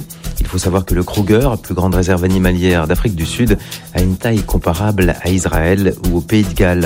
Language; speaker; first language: French; native; French